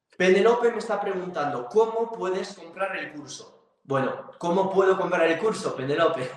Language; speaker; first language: Spanish; non-native, fluent; French